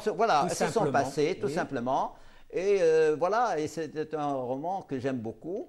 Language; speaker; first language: French; non-native, local second language; Arabic